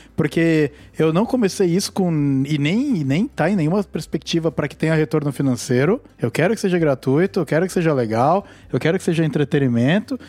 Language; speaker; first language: Portuguese; native; Portuguese